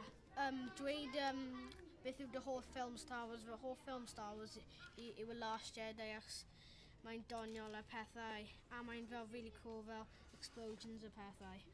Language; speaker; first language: Welsh; non-native, local second language; English